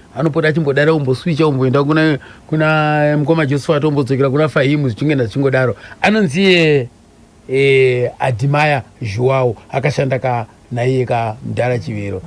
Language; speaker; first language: Shona; native; Shona